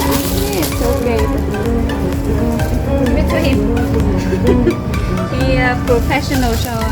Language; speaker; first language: English; non-native, learner; Vietnamese